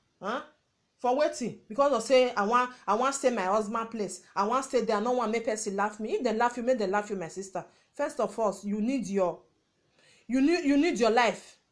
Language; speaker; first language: Nigerian Pidgin; non-native, local second language; Bini